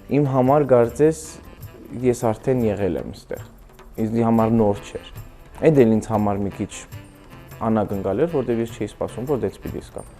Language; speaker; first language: Armenian; early bilingual, heritage; Armenian